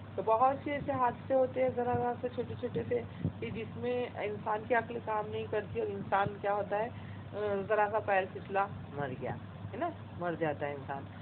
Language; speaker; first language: Urdu; native; Urdu